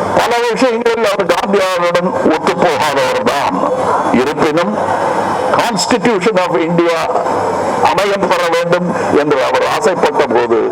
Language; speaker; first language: Tamil; native; Tamil